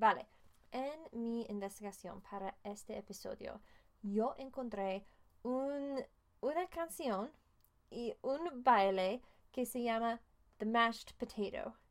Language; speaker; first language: Spanish; non-native, fluent; English